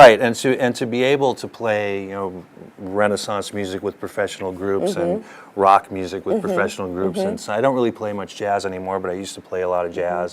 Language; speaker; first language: English; early bilingual, other home language; German